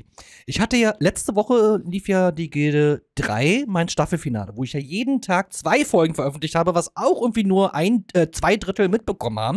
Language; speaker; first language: German; native; German